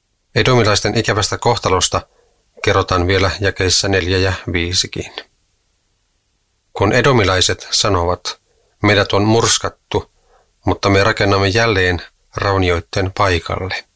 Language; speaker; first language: Finnish; native; Finnish